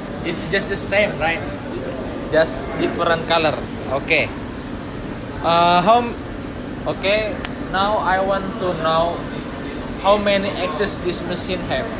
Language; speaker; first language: English; non-native, learner; Indonesian